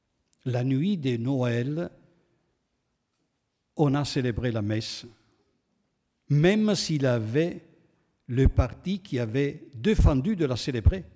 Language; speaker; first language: French; non-native, fluent; Italian